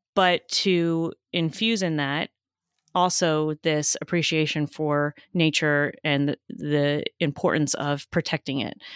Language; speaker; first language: English; native; English